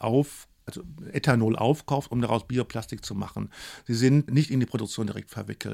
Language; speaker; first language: German; native; German